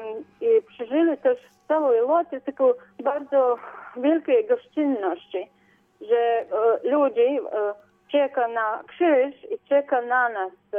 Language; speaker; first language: Polish; non-native, learner; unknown